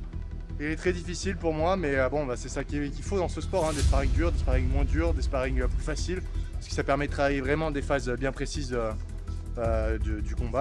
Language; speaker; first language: French; native; French